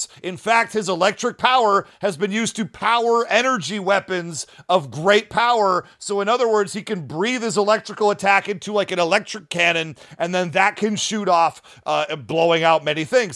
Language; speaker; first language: English; native; English